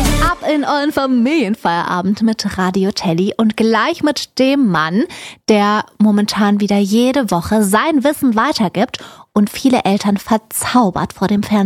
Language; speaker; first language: German; native; German